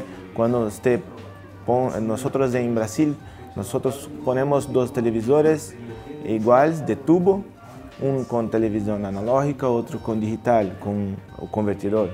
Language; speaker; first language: Spanish; non-native, learner; Portuguese